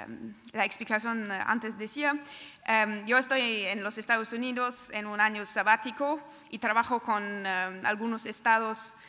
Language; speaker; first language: Spanish; non-native, fluent; German